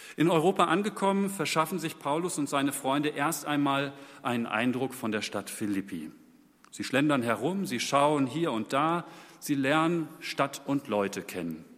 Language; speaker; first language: German; native; German